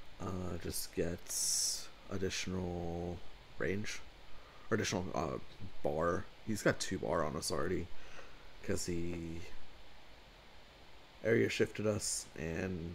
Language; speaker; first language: English; native; English